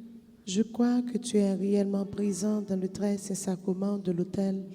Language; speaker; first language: French; non-native, local second language; Haitian Creole